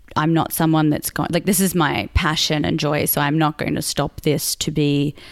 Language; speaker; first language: English; native; English